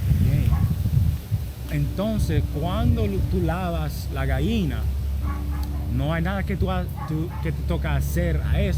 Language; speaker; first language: Spanish; non-native, learner; English